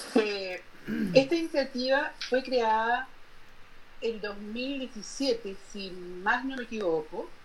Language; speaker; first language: Spanish; native; Spanish